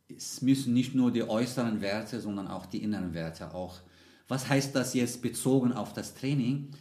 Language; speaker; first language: German; non-native, fluent; Arabic